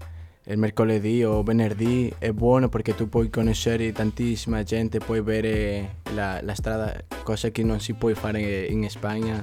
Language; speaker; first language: Italian; non-native, learner; Spanish